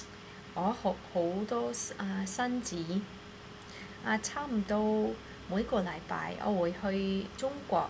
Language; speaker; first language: Cantonese; non-native, learner; English